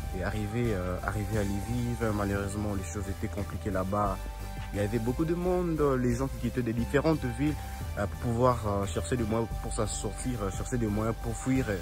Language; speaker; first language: French; non-native, local second language; Swahili